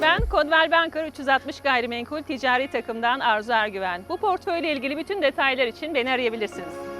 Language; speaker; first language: Turkish; native; Turkish